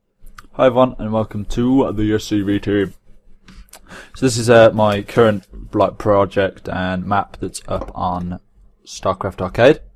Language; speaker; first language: English; native; English